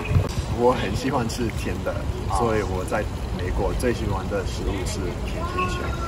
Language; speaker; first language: Chinese; non-native, fluent; English